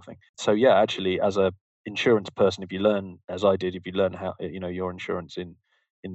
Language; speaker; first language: English; native; English